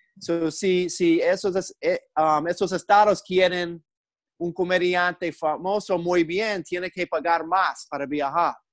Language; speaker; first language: Spanish; non-native, learner; English